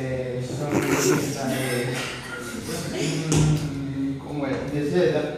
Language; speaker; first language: Spanish; non-native, learner; Galician